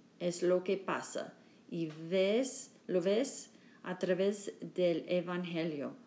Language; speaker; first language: Spanish; non-native, learner; English